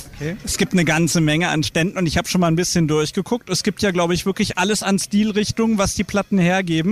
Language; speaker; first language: German; native; German